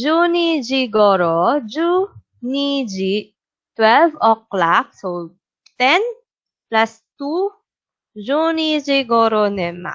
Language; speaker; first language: Japanese; non-native, fluent; Filipino